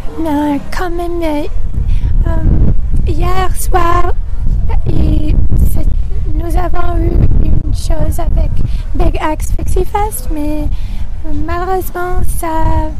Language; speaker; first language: French; non-native, local second language; English